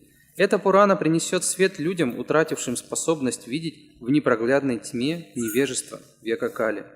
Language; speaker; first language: Russian; native; Russian